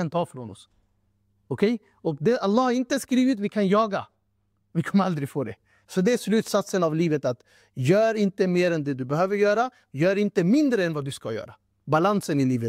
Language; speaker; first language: Swedish; non-native, fluent; Urdu